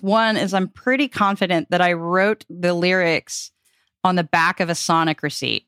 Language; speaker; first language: English; native; English